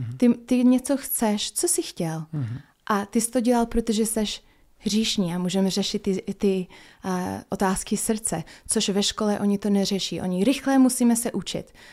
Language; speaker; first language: Czech; non-native, fluent; English